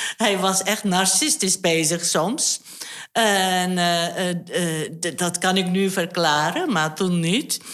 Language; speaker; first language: Dutch; non-native, fluent; Turkish